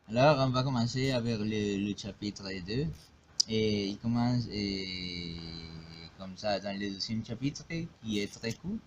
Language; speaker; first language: French; non-native, learner; Spanish